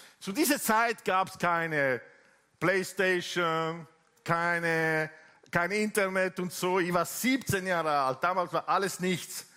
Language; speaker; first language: German; non-native, fluent; Italian